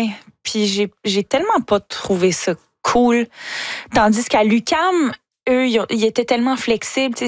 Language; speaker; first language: French; native; French